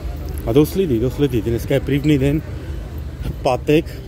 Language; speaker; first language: Czech; non-native, learner; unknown